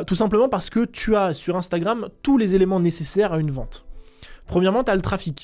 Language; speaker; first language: French; native; French